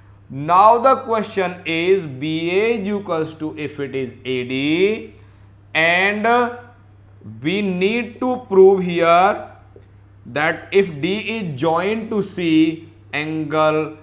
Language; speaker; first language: English; non-native, local second language; Hindi